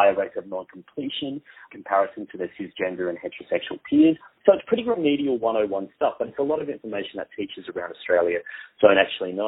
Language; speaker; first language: English; native; English